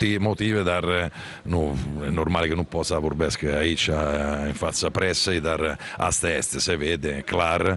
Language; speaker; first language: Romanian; non-native, fluent; Italian